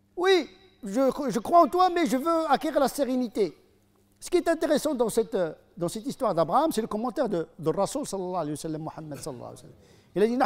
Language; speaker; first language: French; non-native, fluent; Arabic